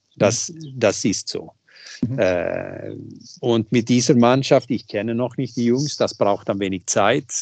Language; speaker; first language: German; non-native, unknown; Swedish